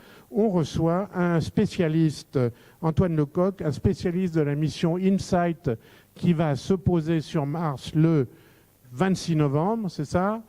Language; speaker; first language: French; native; French